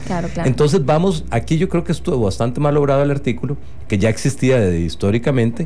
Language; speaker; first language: Spanish; native; Spanish